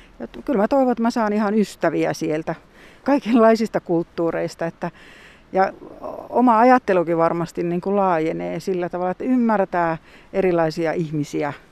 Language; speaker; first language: Finnish; native; Finnish